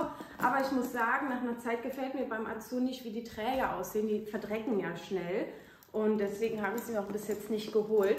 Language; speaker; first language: German; native; German